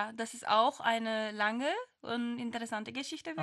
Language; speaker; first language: German; non-native, fluent; Turkish